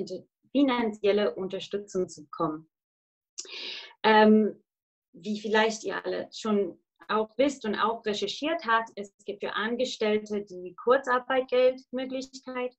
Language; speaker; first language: German; non-native, fluent; English